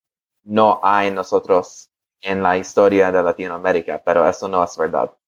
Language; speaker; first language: Spanish; early bilingual, heritage; English